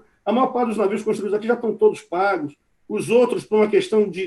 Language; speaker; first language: Portuguese; native; Portuguese